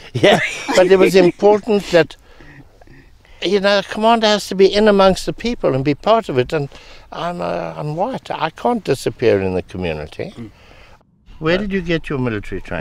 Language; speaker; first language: English; native; English